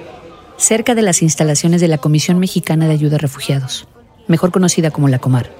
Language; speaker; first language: Spanish; native; Spanish